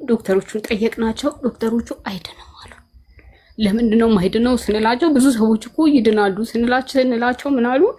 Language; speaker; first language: Amharic; native; Amharic